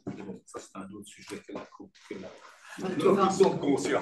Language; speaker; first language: French; native; French